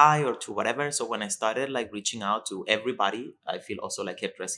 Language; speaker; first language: English; non-native, fluent; Spanish